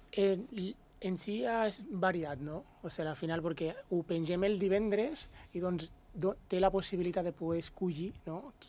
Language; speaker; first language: Catalan; non-native, local second language; Spanish